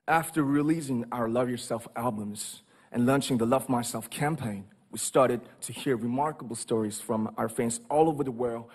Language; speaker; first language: English; non-native, fluent; Korean